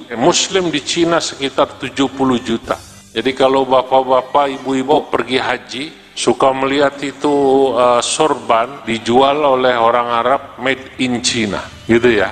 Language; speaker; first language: Indonesian; native; Indonesian